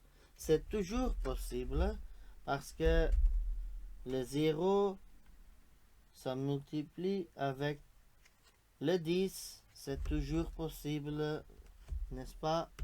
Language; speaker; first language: French; non-native, local second language; Dutch